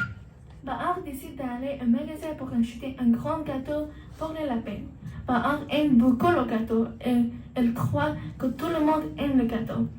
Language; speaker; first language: French; non-native, learner; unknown